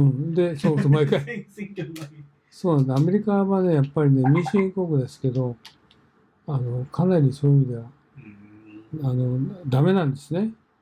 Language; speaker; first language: Japanese; native; Japanese